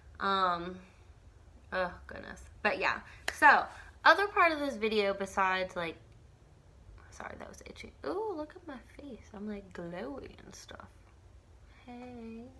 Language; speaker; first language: English; native; English